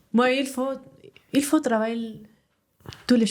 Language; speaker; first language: French; non-native, learner; Spanish